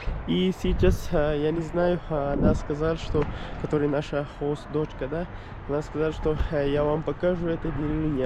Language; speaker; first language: Russian; non-native, learner; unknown